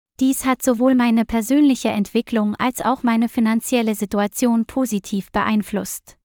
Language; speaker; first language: German; non-native, fluent; Vietnamese